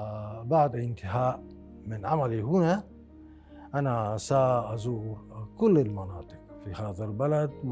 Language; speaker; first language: Arabic; non-native, fluent; Japanese